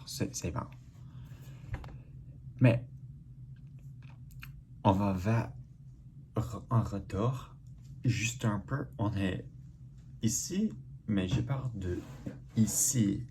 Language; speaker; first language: French; non-native, learner; English